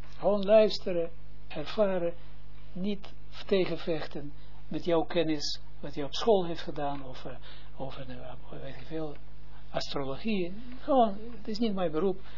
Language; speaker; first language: Dutch; non-native, fluent; Hebrew